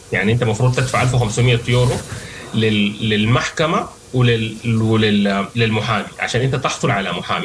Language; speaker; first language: Arabic; native; Arabic